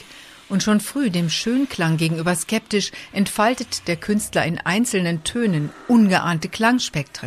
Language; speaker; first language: German; native; German